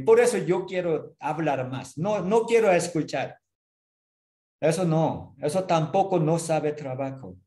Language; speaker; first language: Spanish; non-native, learner; Korean